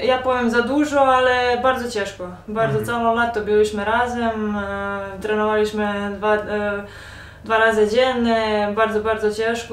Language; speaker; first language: Polish; non-native, learner; Serbian